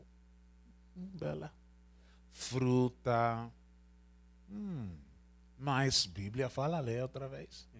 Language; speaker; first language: Portuguese; non-native, learner; Spanish